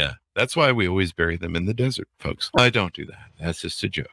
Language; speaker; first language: English; native; English